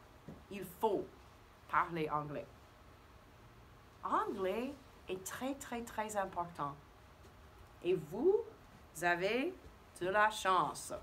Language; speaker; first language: French; non-native, fluent; English